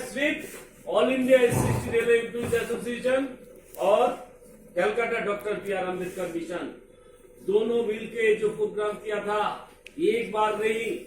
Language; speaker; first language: Hindi; non-native, local second language; Bangla